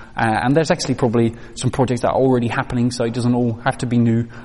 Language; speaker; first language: English; non-native, fluent; Dutch